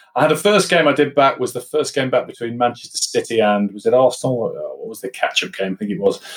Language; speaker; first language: English; native; English